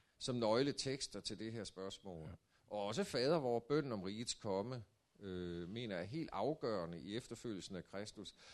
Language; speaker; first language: Danish; native; Danish